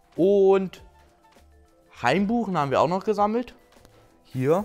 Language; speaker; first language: German; native; German